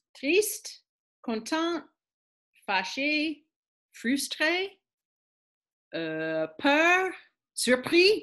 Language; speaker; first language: French; non-native, fluent; English